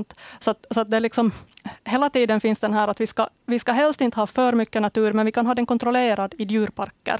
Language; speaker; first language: Swedish; native; Swedish